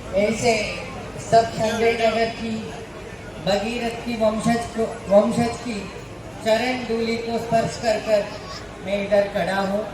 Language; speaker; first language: Hindi; non-native, local second language; Kannada